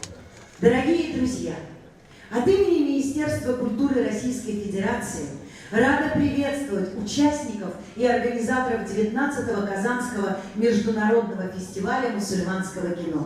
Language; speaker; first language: Russian; native; Russian